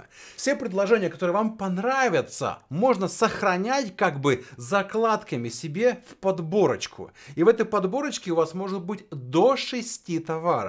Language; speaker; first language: Russian; native; Russian